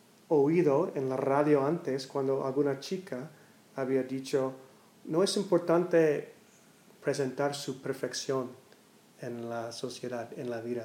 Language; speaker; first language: Spanish; non-native, learner; English